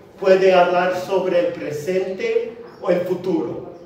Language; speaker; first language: Spanish; non-native, fluent; English